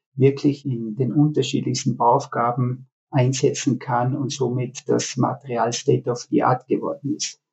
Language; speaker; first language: German; native; German